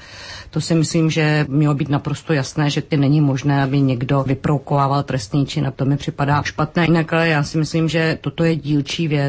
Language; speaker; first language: Czech; native; Czech